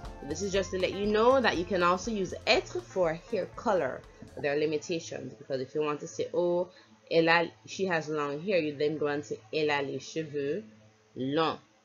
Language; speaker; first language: English; native; English